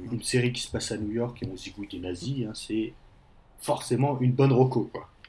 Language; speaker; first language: French; native; French